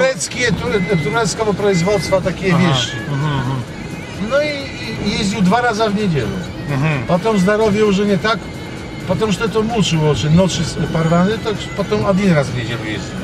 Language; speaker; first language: Russian; non-native, learner; Polish